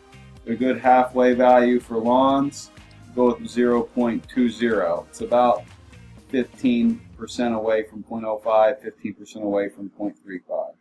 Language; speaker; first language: English; native; English